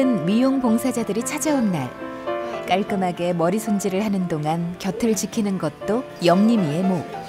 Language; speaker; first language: Korean; native; Korean